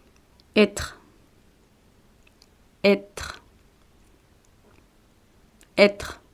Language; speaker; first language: French; non-native, fluent; Spanish